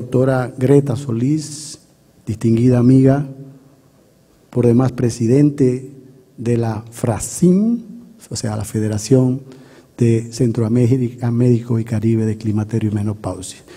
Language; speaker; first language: Spanish; native; Spanish